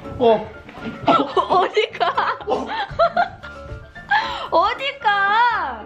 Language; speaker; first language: Korean; non-native, learner; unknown